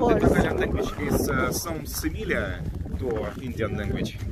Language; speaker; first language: English; non-native, fluent; Russian